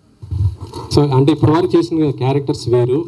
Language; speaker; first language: Telugu; native; Telugu